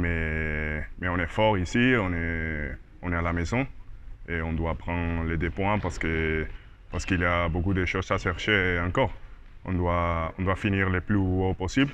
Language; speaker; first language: French; non-native, learner; Spanish